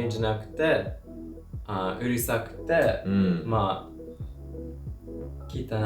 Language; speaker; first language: Japanese; non-native, learner; English